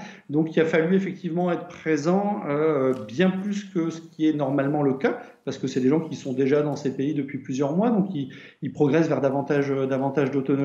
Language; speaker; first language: French; native; French